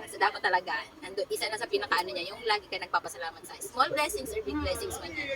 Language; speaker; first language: Filipino; native; Filipino